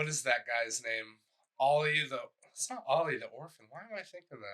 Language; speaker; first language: English; native; English